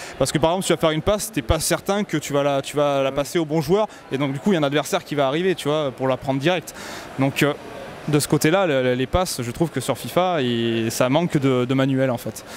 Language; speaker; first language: French; native; French